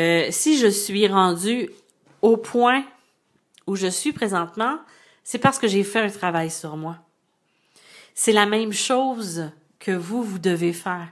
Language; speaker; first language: French; native; French